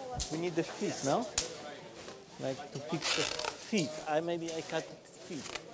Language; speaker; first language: English; non-native, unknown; Polish